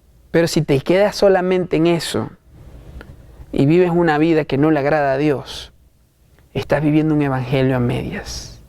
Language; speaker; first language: Spanish; native; Spanish